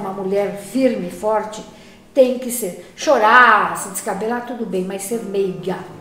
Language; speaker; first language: Portuguese; native; Portuguese